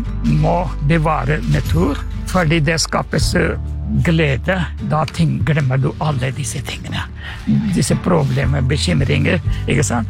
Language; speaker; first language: Norwegian; non-native, fluent; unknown